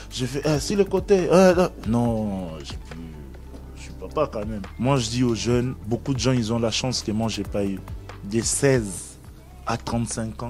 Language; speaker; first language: French; non-native, local second language; Lingala